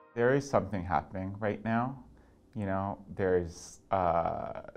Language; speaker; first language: English; non-native, local second language; Urdu